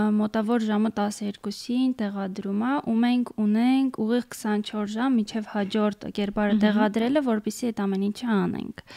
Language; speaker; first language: Armenian; native; Armenian